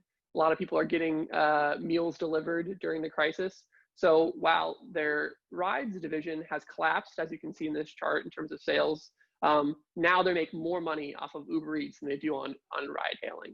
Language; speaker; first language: English; native; English